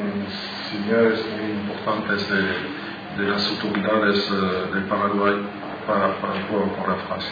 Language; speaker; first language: Spanish; non-native, fluent; French